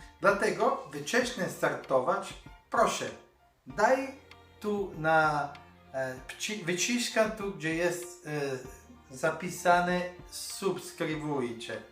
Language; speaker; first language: Polish; non-native, learner; Italian